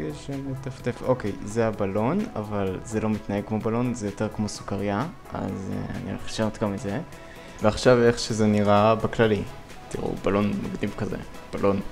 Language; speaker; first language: Hebrew; native; Hebrew